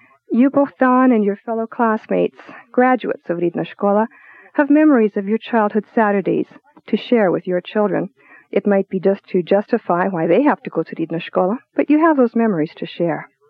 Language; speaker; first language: English; native; English